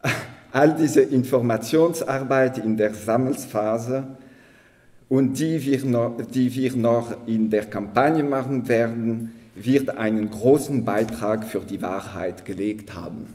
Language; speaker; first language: German; non-native, local second language; French